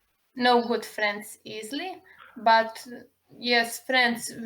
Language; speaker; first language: English; non-native, learner; Serbian